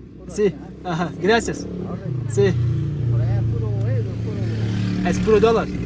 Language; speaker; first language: Spanish; non-native, learner; Portuguese